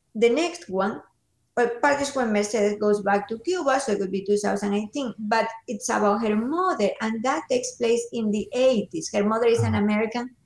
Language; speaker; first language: English; non-native, fluent; Spanish